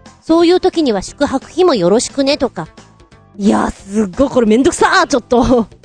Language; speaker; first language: Japanese; native; Japanese